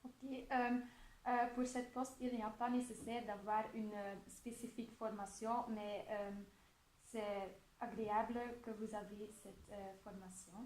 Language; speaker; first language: French; non-native, local second language; Dutch